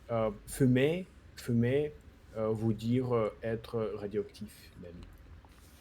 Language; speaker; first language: French; non-native, learner; Russian